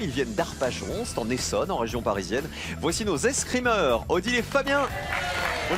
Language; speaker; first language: French; native; French